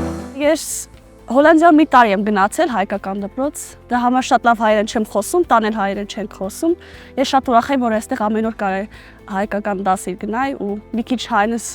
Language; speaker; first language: Armenian; non-native, learner; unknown